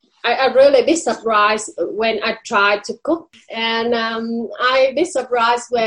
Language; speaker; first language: English; non-native, learner; Vietnamese